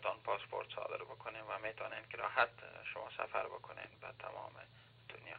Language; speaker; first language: Persian; native; Persian